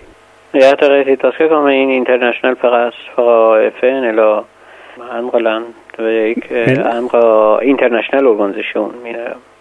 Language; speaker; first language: Danish; non-native, fluent; Persian